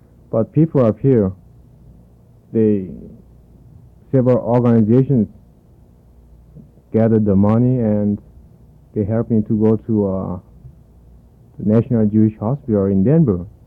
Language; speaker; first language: English; non-native, fluent; Korean